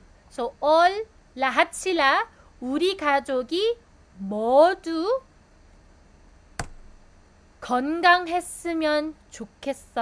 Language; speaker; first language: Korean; non-native, fluent; Filipino